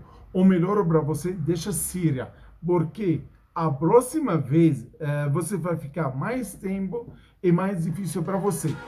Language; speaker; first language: Portuguese; non-native, learner; Arabic